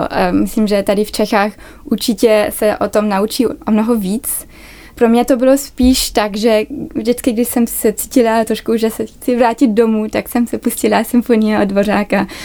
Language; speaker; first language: Czech; early bilingual, other home language; German